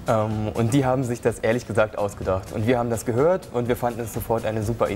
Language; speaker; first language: German; native; German